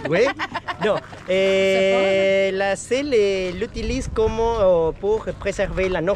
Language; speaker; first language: French; non-native, learner; Spanish